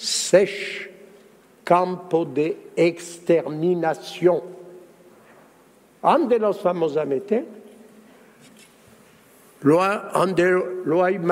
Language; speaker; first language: Spanish; early bilingual, heritage; Spanish